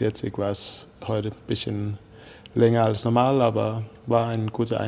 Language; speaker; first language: German; non-native, fluent; Danish